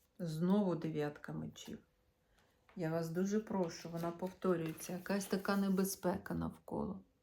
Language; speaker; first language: Ukrainian; non-native, local second language; Russian